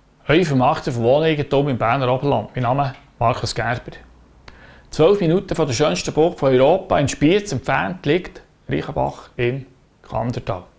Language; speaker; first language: German; native; German